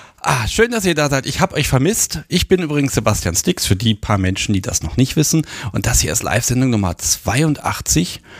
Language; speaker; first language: German; native; German